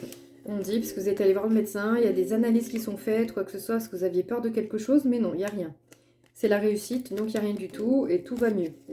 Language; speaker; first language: French; native; French